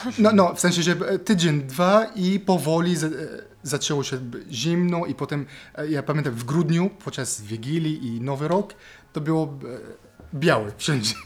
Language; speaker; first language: Polish; non-native, fluent; Arabic